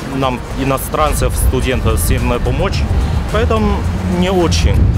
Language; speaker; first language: Ukrainian; non-native, learner; Chinese